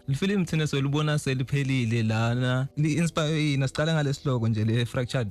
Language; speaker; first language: Zulu; non-native, local second language; Swati